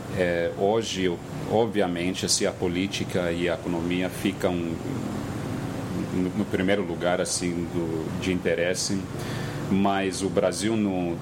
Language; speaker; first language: Portuguese; non-native, fluent; English